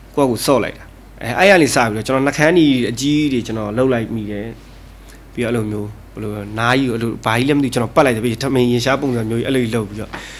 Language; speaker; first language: Burmese; native; Burmese